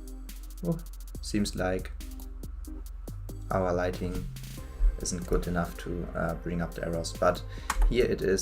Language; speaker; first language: English; non-native, fluent; German